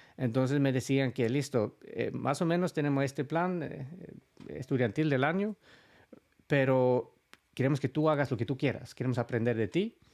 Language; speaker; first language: Spanish; non-native, fluent; Swedish